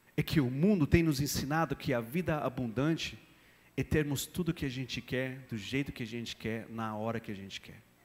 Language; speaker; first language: Portuguese; non-native, fluent; English